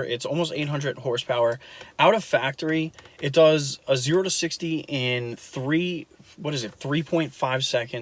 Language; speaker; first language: English; native; English